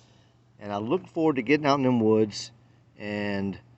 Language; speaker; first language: English; native; English